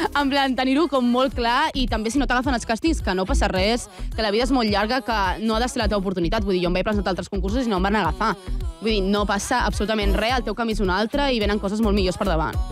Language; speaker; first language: Catalan; non-native, local second language; Spanish